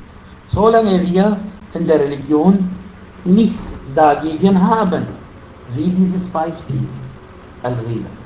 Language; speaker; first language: German; non-native, fluent; Arabic